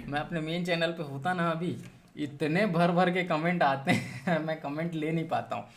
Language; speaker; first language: Hindi; native; Hindi